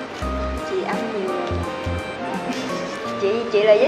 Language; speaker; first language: Vietnamese; non-native, learner; Japanese